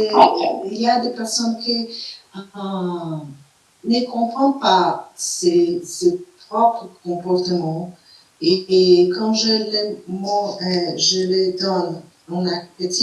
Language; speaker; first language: French; non-native, fluent; Portuguese